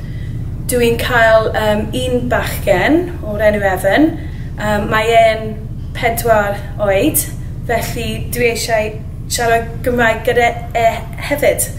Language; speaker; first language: Welsh; non-native, learner; English